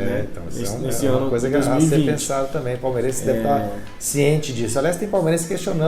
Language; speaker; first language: Portuguese; native; Portuguese